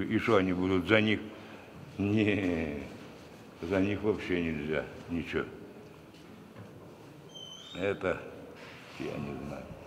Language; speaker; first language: Russian; native; Russian